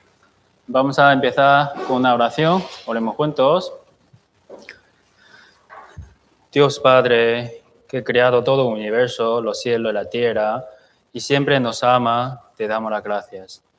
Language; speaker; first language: Spanish; non-native, fluent; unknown